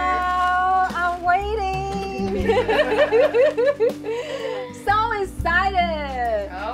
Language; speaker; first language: English; non-native, learner; Vietnamese